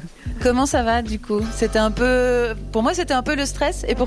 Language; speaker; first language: French; native; French